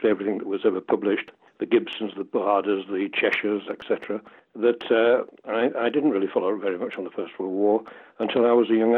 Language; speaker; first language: English; native; English